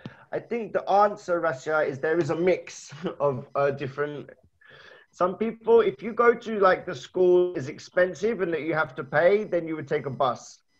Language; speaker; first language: English; native; English